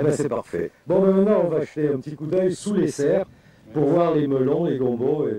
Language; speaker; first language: French; native; French